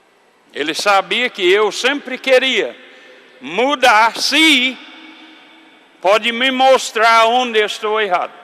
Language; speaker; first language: Portuguese; non-native, fluent; English